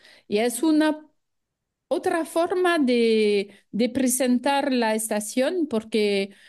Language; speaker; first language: Spanish; non-native, fluent; French